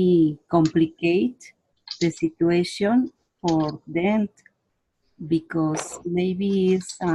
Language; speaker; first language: English; non-native, learner; Spanish